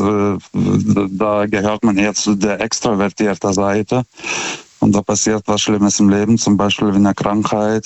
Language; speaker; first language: German; non-native, fluent; Lithuanian